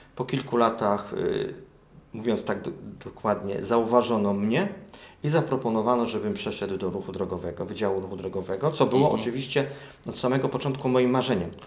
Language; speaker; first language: Polish; native; Polish